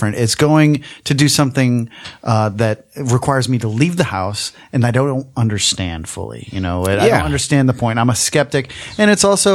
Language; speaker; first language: English; native; English